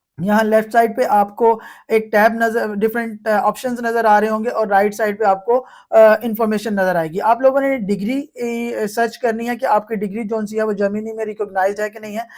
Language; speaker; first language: Urdu; non-native, local second language; Punjabi